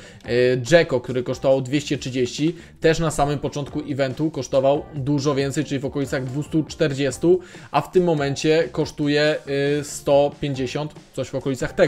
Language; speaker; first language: Polish; native; Polish